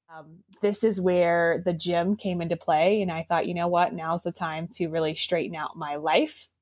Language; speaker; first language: English; non-native, local second language; Pennsylvania German